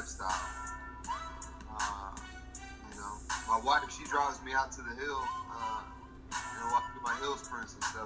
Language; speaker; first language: English; native; English